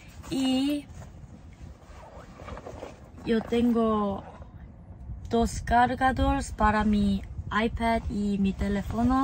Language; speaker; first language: Spanish; non-native, learner; English